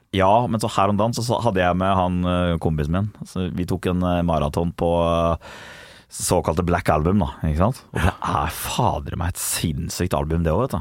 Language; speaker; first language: Norwegian; native; Norwegian